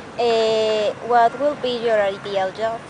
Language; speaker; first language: English; non-native, learner; Spanish